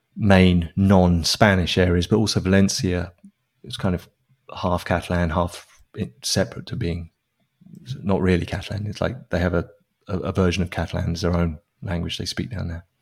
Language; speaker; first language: English; native; English